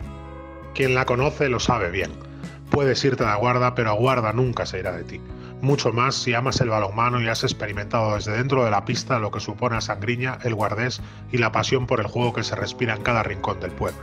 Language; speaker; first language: Spanish; native; Spanish